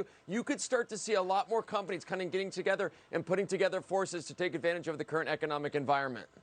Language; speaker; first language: English; native; English